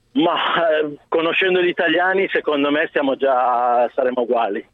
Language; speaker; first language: Italian; early bilingual, other home language; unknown